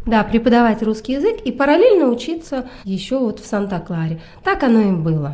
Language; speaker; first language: Russian; native; Russian